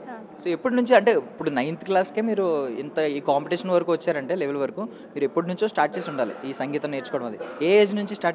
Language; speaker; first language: Telugu; native; Telugu